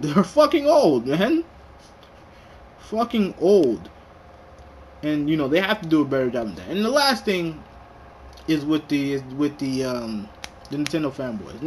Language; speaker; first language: English; native; English